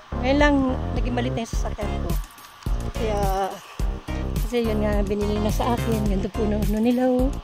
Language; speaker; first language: Filipino; native; Filipino